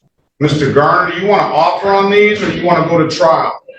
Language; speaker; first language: English; native; English